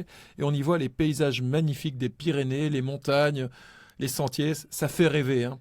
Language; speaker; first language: French; native; French